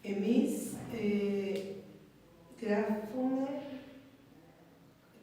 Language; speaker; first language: Greek; non-native, learner; Spanish